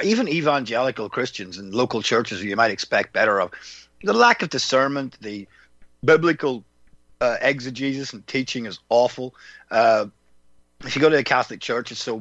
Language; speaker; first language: English; native; English